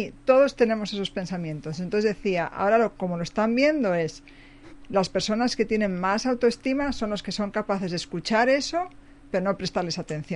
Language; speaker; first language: Spanish; native; Spanish